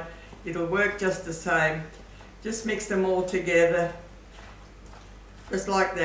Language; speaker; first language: English; native; English